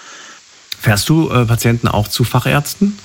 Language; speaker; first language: German; native; German